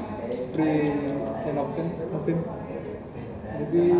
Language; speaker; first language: English; non-native, learner; Indonesian